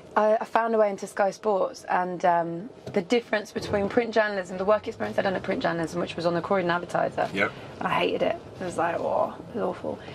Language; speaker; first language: English; native; English